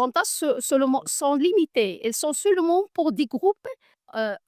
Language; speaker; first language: French; non-native, learner; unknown